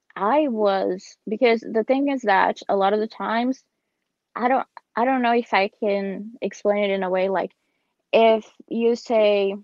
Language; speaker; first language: English; non-native, fluent; Portuguese